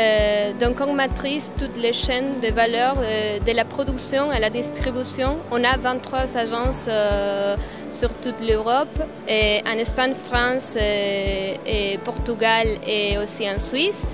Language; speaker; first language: French; non-native, fluent; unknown